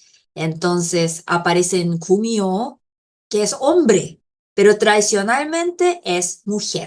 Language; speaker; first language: Spanish; non-native, fluent; Korean